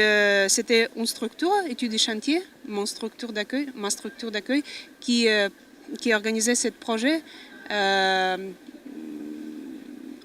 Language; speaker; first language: French; non-native, fluent; Russian